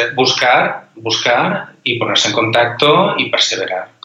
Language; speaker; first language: Spanish; native; Spanish